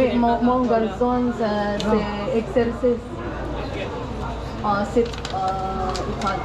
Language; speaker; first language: French; non-native, learner; Filipino